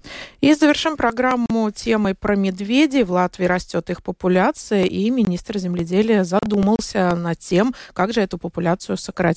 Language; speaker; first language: Russian; native; Russian